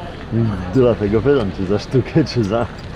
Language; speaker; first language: Polish; native; Polish